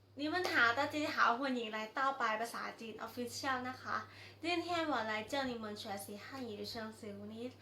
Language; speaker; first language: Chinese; non-native, fluent; Thai